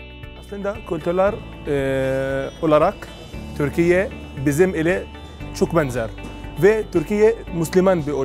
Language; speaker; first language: Turkish; non-native, fluent; Arabic